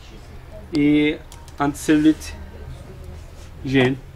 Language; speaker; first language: Russian; non-native, learner; Turkish